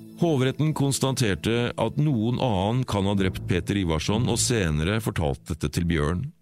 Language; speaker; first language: Norwegian; native; Norwegian